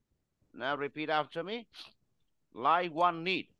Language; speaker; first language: English; non-native, fluent; Vietnamese